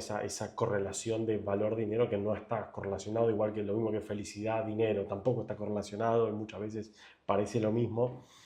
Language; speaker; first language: Spanish; native; Spanish